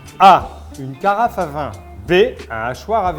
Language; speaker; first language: French; native; French